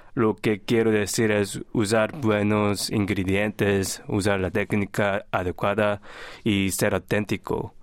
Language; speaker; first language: Spanish; non-native, fluent; Korean